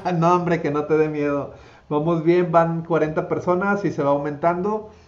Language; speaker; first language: Spanish; native; Spanish